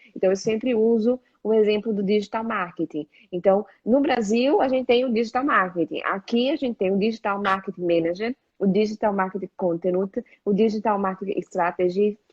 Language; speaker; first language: Portuguese; native; Portuguese